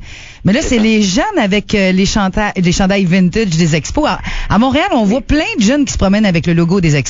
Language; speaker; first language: French; native; French